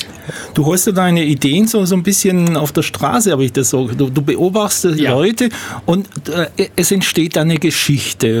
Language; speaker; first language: German; native; German